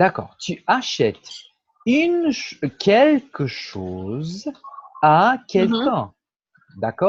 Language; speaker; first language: French; non-native, fluent; Portuguese